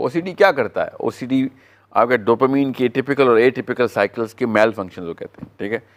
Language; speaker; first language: Hindi; native; Hindi